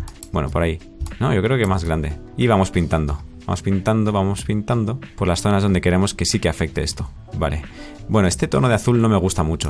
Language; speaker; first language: Spanish; native; Spanish